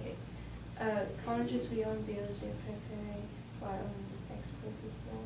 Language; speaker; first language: French; non-native, learner; English